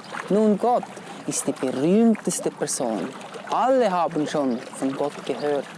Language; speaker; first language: German; non-native, fluent; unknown